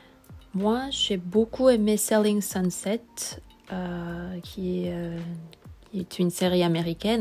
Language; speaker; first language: French; non-native, fluent; Korean